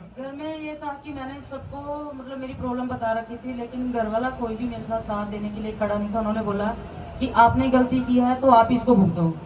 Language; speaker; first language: Hindi; non-native, local second language; Punjabi